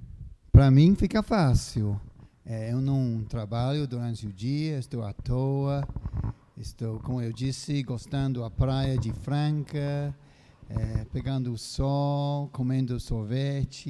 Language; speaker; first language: Portuguese; non-native, fluent; English